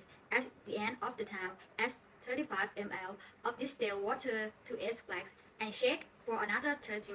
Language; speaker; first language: English; non-native, learner; Thai